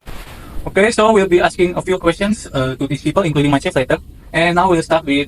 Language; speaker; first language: English; non-native, learner; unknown